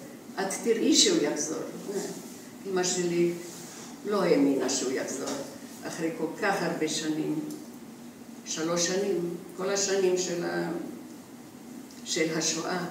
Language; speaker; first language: Hebrew; non-native, fluent; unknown